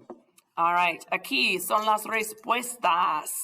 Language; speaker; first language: Spanish; non-native, fluent; English